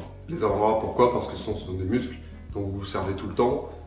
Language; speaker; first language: French; native; French